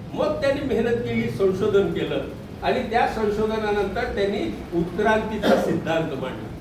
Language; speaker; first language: Marathi; non-native, local second language; Urdu